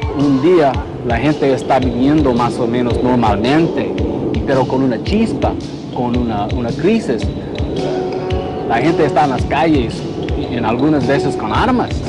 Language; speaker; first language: Spanish; non-native, fluent; English